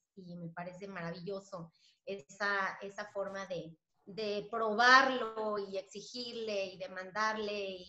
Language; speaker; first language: Spanish; native; Spanish